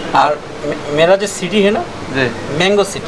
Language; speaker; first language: Hindi; non-native, learner; Bangla